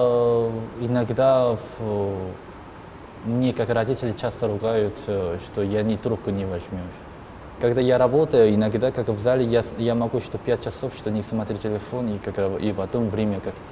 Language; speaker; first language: Russian; non-native, learner; Korean